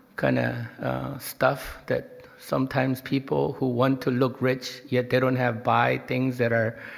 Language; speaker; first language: English; early bilingual, other home language; Korean